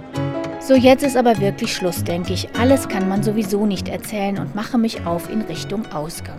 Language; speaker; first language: German; native; German